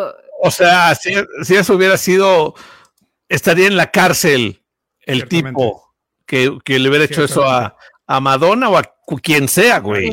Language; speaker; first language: Spanish; native; Spanish